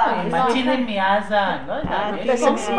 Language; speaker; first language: Hebrew; non-native, fluent; English